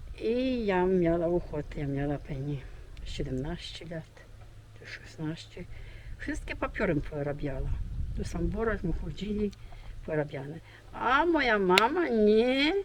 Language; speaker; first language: Polish; early bilingual, heritage; Polish